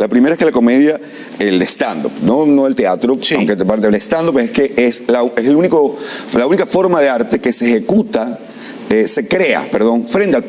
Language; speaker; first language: Spanish; native; Spanish